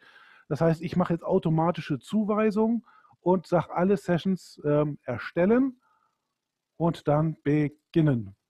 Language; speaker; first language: German; native; German